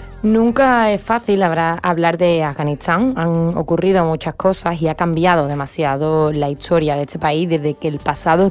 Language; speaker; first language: Spanish; native; Spanish